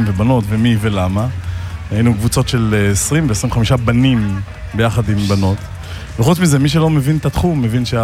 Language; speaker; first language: Hebrew; native; Hebrew